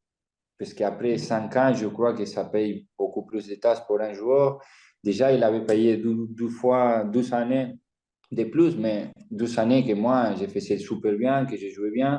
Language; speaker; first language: French; non-native, fluent; Spanish